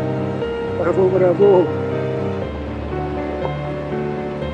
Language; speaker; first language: French; native; French